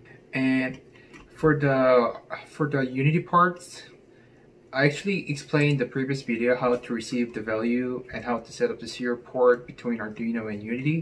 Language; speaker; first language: English; non-native, fluent; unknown